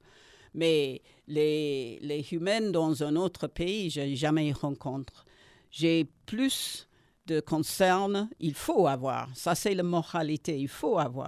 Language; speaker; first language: French; non-native, learner; English